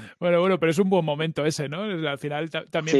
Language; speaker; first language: Spanish; native; Spanish